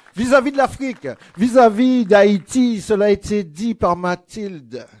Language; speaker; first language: French; native; French